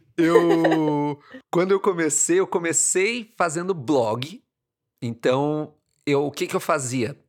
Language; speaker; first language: Portuguese; native; Portuguese